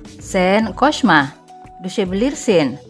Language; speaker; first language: Turkish; non-native, fluent; Indonesian